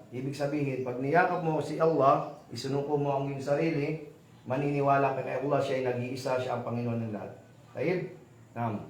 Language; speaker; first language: Filipino; native; Filipino